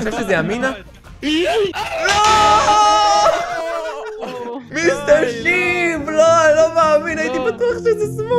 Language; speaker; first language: Hebrew; native; Hebrew